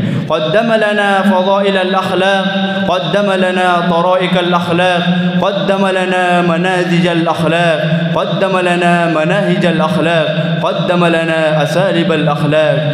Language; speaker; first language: Arabic; non-native, learner; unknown